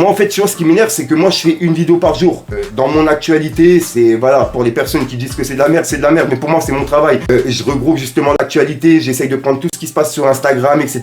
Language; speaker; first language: French; native; French